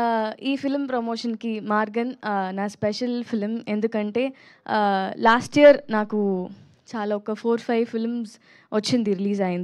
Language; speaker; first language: Telugu; non-native, local second language; Tamil